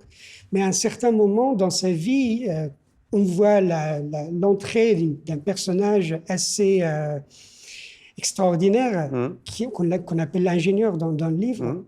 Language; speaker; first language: French; non-native, fluent; Persian